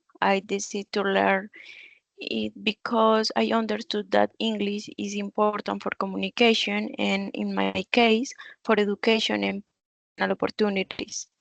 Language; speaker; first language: English; non-native, learner; Spanish